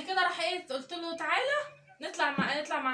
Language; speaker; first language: Arabic; native; Arabic